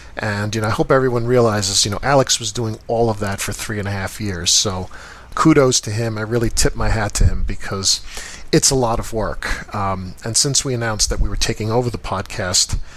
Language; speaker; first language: English; native; English